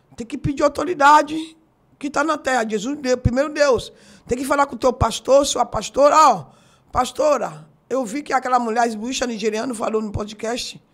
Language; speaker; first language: Portuguese; non-native, fluent; Yoruba